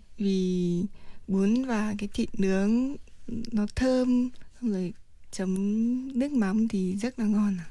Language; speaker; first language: Vietnamese; early bilingual, heritage; Vietnamese